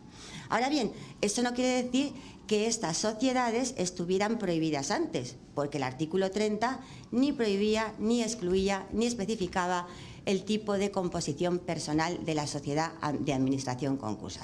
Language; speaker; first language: Spanish; native; Spanish